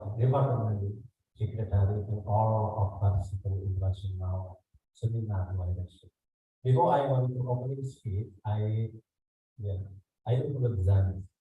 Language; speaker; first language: English; non-native, learner; Indonesian